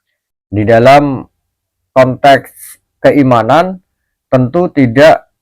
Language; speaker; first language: Indonesian; native; Indonesian